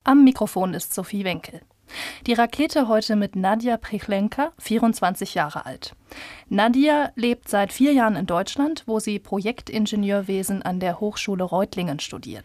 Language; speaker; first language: German; native; German